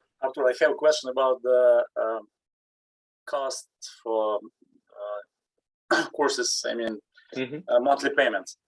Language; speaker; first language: English; non-native, learner; Russian